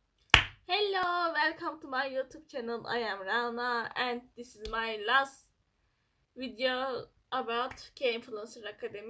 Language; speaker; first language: English; non-native, learner; Turkish